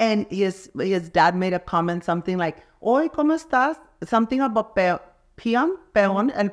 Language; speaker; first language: Spanish; early bilingual, other home language; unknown